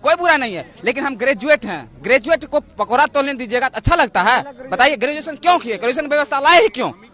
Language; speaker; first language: Hindi; native; Hindi